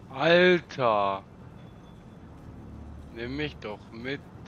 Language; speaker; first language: German; native; German